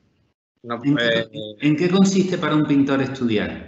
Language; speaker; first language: Spanish; native; Spanish